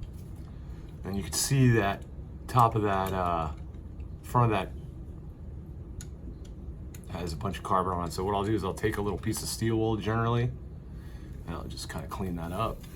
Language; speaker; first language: English; native; English